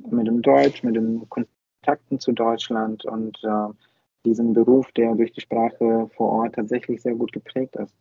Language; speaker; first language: German; non-native, fluent; Bulgarian